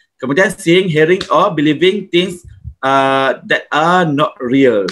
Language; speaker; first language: English; non-native, local second language; Malay